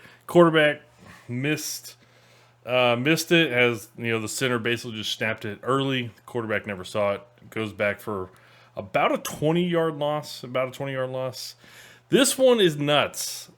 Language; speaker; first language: English; native; English